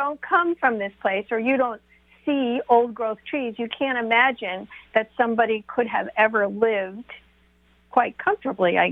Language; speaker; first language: English; native; English